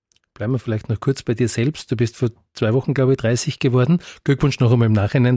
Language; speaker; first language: German; native; German